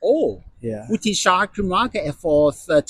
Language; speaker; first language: Welsh; non-native, learner; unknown